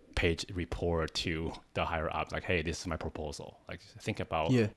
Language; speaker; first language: English; non-native, fluent; Chinese